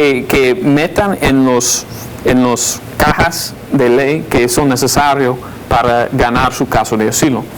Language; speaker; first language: Spanish; non-native, fluent; English